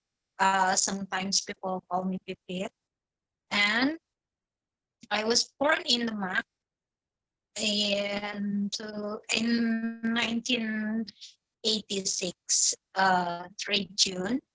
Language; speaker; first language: English; non-native, fluent; Indonesian